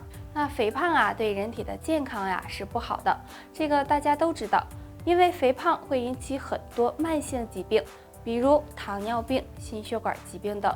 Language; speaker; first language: Chinese; native; Chinese